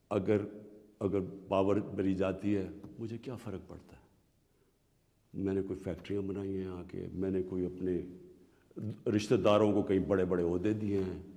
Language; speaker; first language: Urdu; native; Urdu